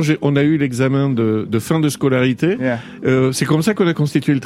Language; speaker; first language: French; native; French